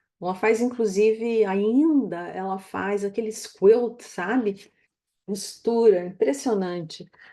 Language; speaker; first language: Portuguese; native; Portuguese